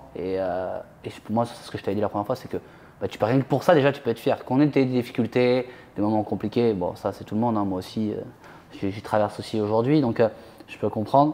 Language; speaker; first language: French; native; French